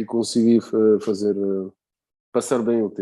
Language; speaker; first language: Portuguese; non-native, fluent; Bulgarian